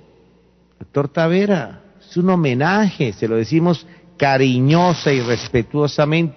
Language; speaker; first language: Spanish; native; Spanish